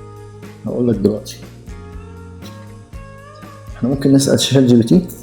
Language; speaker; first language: Arabic; native; Arabic